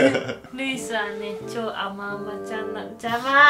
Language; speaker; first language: Japanese; native; Japanese